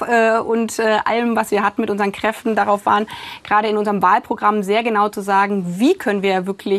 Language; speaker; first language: German; native; German